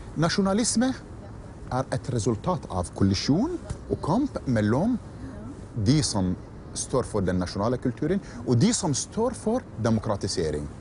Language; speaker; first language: Norwegian; non-native, fluent; Arabic